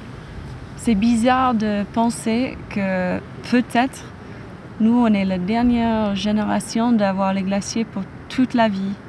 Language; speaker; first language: French; non-native, fluent; English